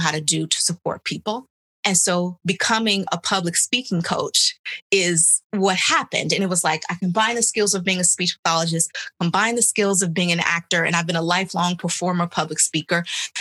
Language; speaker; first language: English; native; English